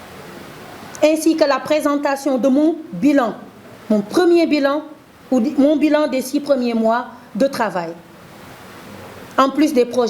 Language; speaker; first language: French; non-native, local second language; Wolof